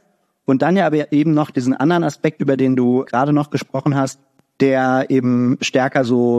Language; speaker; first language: German; native; German